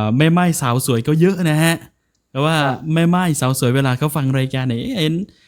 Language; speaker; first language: Thai; non-native, local second language; Northern Khmer